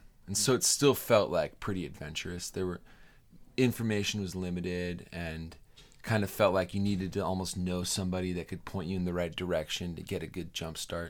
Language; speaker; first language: English; native; English